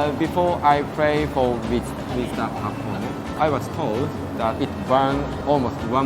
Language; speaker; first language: English; non-native, learner; Japanese